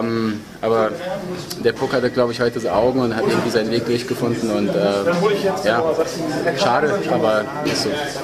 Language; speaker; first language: German; native; German